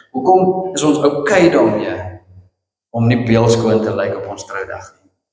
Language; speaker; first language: Afrikaans; native; Afrikaans